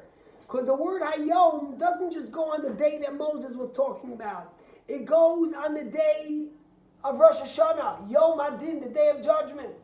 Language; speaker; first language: English; native; English